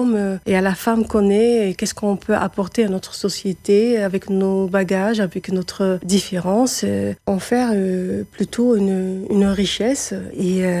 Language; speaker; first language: French; non-native, local second language; Arabic